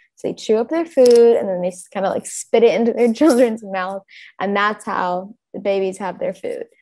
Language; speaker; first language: English; native; English